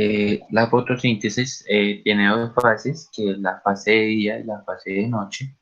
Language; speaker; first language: Spanish; native; Spanish